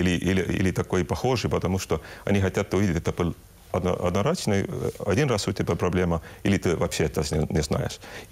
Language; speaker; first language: Russian; non-native, local second language; Estonian